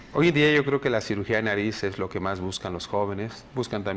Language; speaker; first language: Spanish; native; Spanish